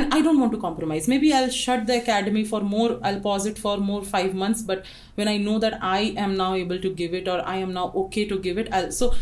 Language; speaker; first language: English; non-native, local second language; Hindi